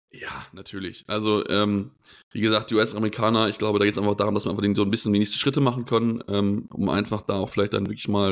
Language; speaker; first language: German; native; German